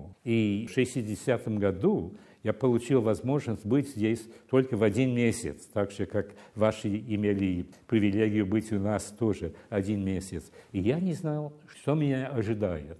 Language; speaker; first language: Russian; non-native, fluent; English